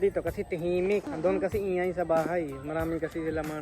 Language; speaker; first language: Filipino; non-native, learner; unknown